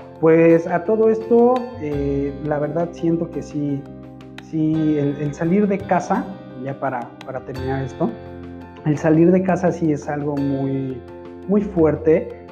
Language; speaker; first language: Spanish; native; Spanish